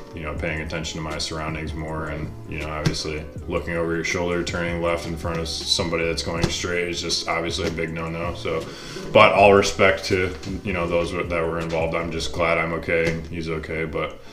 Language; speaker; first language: English; native; English